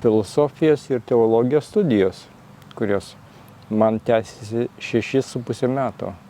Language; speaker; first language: Lithuanian; native; Lithuanian